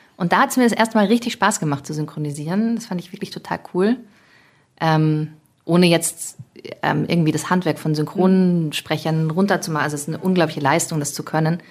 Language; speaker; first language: German; early bilingual, other home language; English